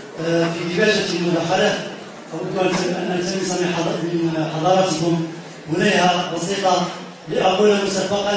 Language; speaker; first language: Arabic; native; Arabic